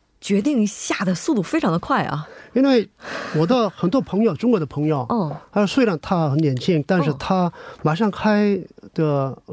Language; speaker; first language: Chinese; non-native, learner; Korean